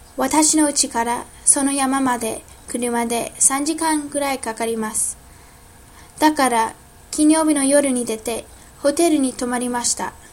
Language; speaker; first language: Japanese; non-native, learner; English